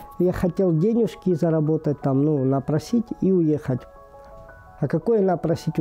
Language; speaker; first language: Russian; native; Russian